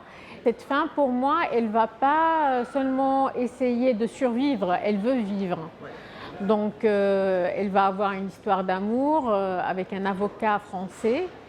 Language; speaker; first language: French; non-native, fluent; Arabic